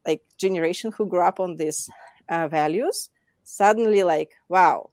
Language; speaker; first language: English; non-native, fluent; Russian